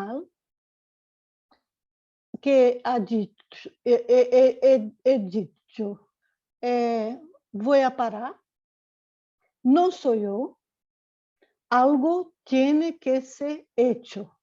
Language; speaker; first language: Spanish; non-native, learner; Portuguese